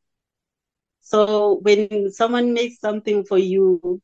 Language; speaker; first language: English; non-native, local second language; Xhosa